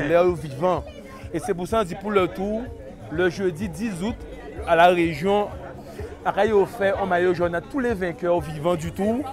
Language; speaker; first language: French; non-native, local second language; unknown